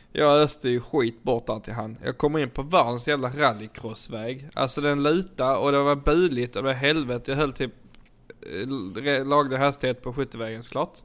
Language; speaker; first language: Swedish; native; Swedish